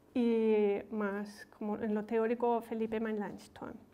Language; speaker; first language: Spanish; non-native, fluent; German